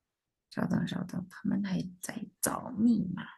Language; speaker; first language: Chinese; non-native, fluent; Indonesian